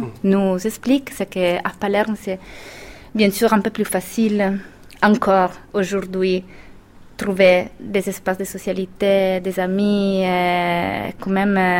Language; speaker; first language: French; non-native, fluent; Italian